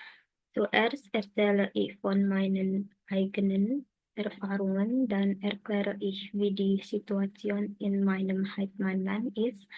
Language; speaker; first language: German; non-native, learner; Indonesian